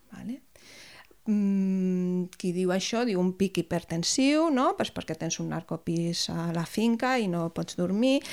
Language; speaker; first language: Catalan; non-native, local second language; Spanish